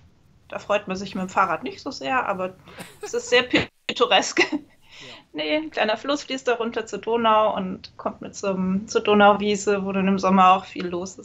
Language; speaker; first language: German; native; German